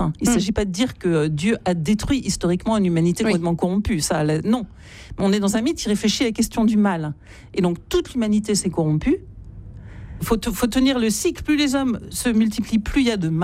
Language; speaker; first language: French; native; French